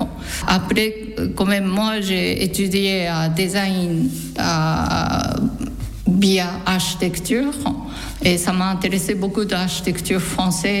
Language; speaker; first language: French; non-native, fluent; Japanese